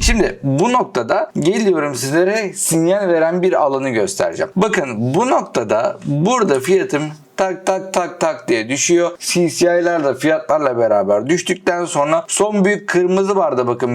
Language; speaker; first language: Turkish; native; Turkish